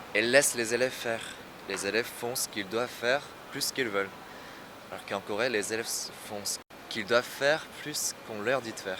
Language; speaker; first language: French; early bilingual, other home language; Korean